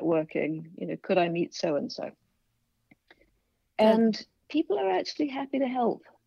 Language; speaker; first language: English; native; English